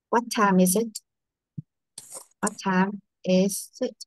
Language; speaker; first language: English; non-native, learner; Vietnamese